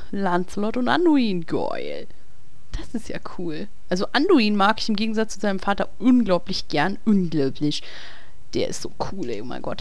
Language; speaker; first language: German; native; German